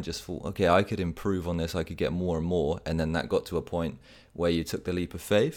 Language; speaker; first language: English; native; English